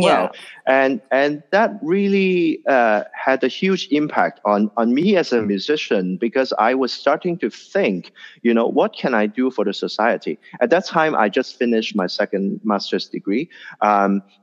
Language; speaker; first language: English; non-native, local second language; Cantonese